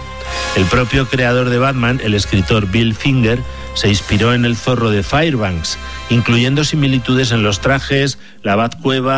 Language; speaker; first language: Spanish; native; Spanish